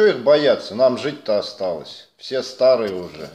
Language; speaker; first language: Russian; native; Russian